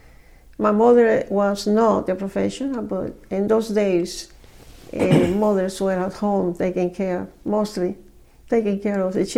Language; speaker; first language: English; non-native, fluent; Spanish